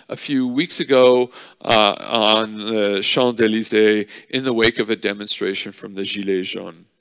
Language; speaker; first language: English; native; English